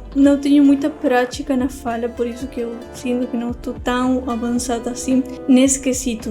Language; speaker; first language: Portuguese; non-native, fluent; Spanish